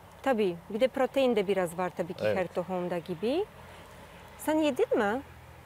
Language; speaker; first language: Turkish; non-native, fluent; Polish